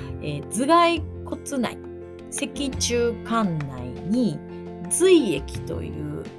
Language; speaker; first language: Japanese; native; Japanese